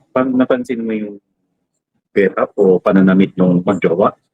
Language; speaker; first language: Filipino; native; Filipino